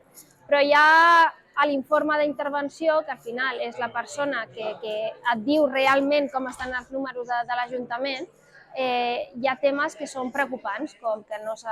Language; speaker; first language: Catalan; native; Catalan